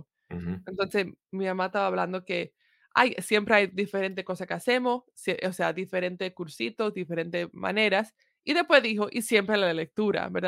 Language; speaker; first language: Spanish; early bilingual, heritage; Spanish